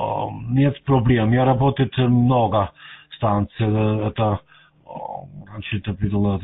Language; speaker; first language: Russian; non-native, learner; German